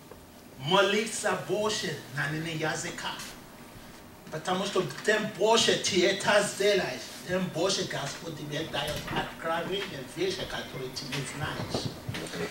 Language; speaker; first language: Russian; non-native, fluent; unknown